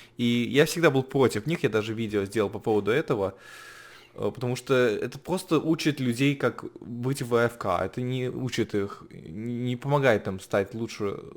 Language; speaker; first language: Russian; native; Russian